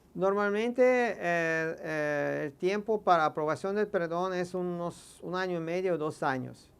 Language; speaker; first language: Spanish; non-native, fluent; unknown